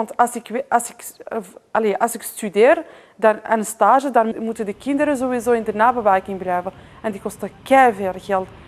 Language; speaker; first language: Dutch; non-native, fluent; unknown